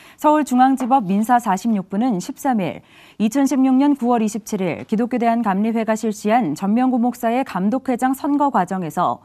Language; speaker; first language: Korean; native; Korean